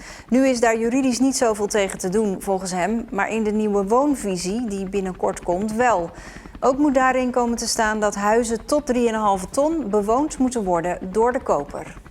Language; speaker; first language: Dutch; native; Dutch